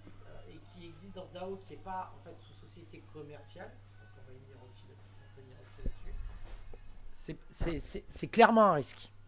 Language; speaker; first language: French; native; French